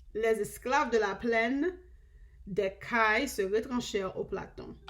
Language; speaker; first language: French; non-native, learner; English